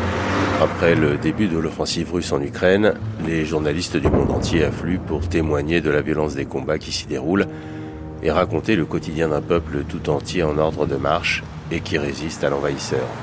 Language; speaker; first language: French; native; French